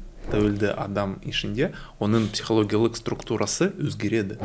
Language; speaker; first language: Kazakh; non-native, learner; Russian